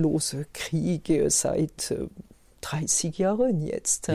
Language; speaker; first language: German; non-native, fluent; French